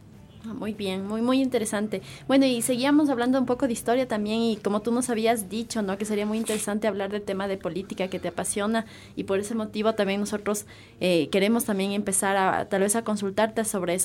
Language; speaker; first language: Spanish; native; Spanish